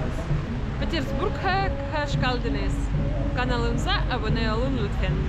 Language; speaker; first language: Turkish; non-native, learner; Russian